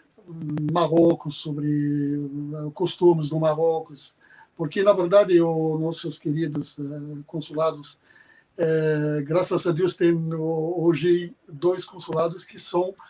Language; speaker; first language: Portuguese; non-native, fluent; Arabic